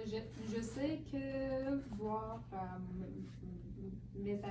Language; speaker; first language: French; non-native, learner; Persian